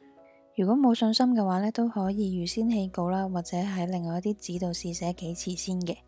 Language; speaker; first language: Chinese; non-native, local second language; Cantonese